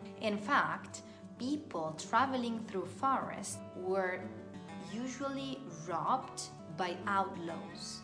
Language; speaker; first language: English; non-native, fluent; Italian